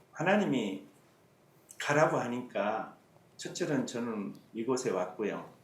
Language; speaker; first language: Korean; native; Korean